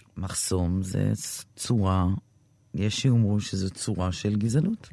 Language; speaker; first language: Hebrew; native; Hebrew